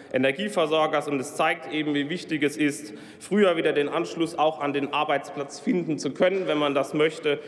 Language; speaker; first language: German; native; German